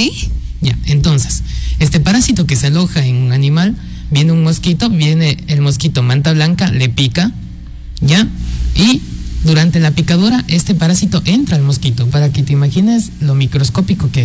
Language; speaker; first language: Spanish; native; Spanish